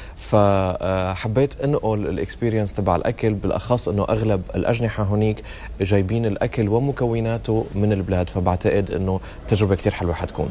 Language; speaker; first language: Arabic; native; Arabic